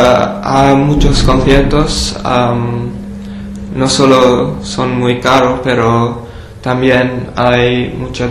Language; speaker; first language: Spanish; non-native, learner; English